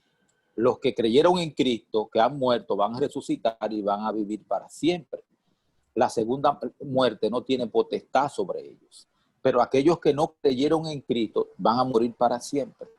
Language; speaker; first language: Spanish; native; Spanish